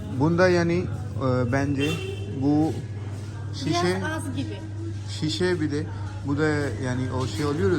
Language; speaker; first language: Turkish; non-native, learner; Urdu